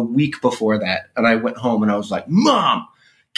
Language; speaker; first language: English; native; English